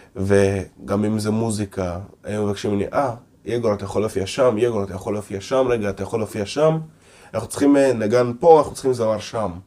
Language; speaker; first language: Hebrew; non-native, local second language; Russian